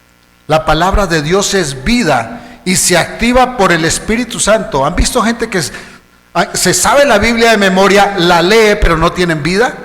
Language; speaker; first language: Spanish; native; Spanish